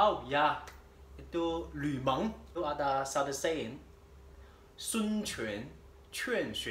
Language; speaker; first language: Indonesian; non-native, learner; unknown